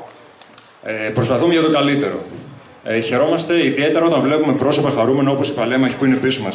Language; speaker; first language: Greek; native; Greek